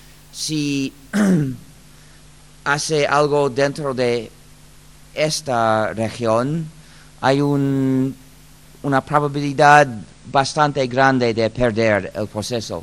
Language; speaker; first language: Spanish; non-native, fluent; English